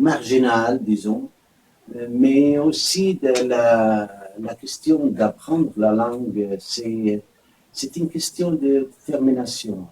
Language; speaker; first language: French; non-native, fluent; Arabic